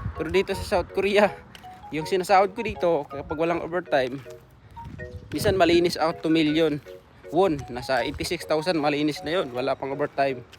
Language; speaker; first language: Filipino; native; Filipino